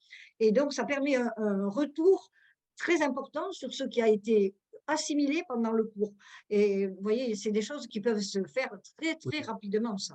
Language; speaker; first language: French; native; French